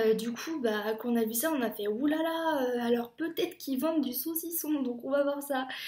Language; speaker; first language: French; native; French